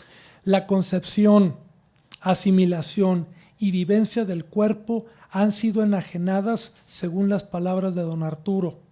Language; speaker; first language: Spanish; native; Spanish